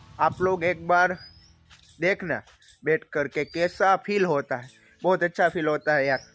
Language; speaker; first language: Hindi; non-native, local second language; Gujarati